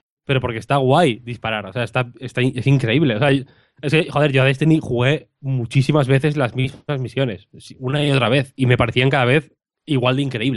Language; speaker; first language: Spanish; native; Spanish